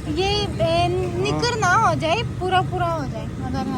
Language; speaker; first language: Hindi; non-native, learner; Turkish